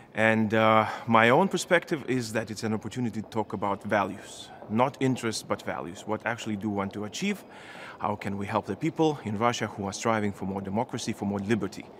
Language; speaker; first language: English; non-native, fluent; Lithuanian